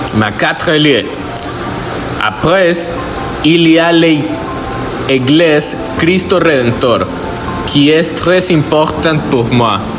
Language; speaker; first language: French; non-native, learner; Spanish